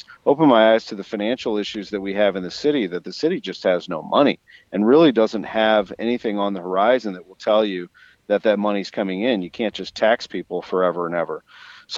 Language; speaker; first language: English; native; English